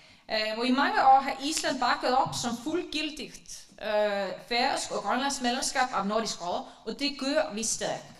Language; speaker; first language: Danish; non-native, fluent; Icelandic